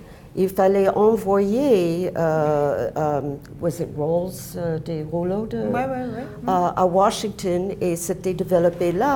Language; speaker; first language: French; non-native, fluent; English